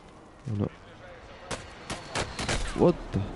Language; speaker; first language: English; non-native, learner; Ukrainian